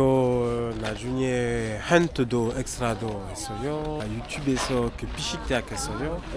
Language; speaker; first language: Korean; non-native, learner; French